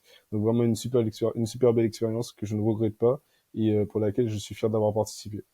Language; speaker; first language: French; native; French